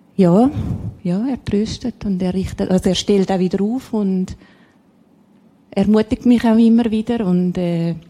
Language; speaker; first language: German; native; German